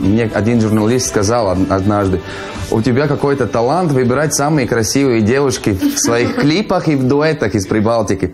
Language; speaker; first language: Russian; non-native, fluent; Latvian